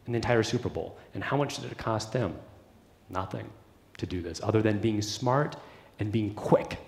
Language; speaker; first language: English; native; English